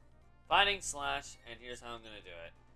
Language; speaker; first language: English; native; English